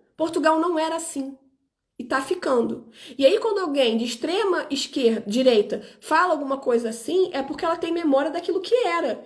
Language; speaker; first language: Portuguese; native; Portuguese